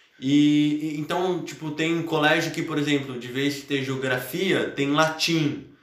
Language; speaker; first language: Portuguese; native; Portuguese